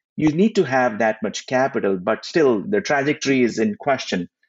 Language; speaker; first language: English; non-native, local second language; Hindi